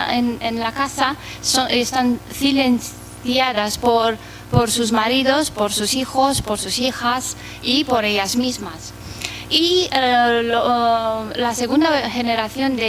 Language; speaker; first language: Spanish; non-native, fluent; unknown